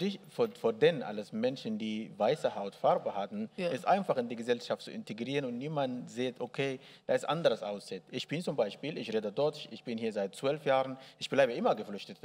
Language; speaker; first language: German; non-native, learner; Arabic